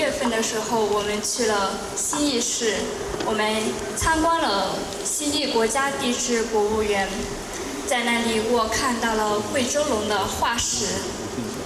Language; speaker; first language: Chinese; non-native, fluent; Lao